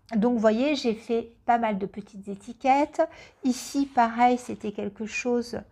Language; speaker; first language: French; native; French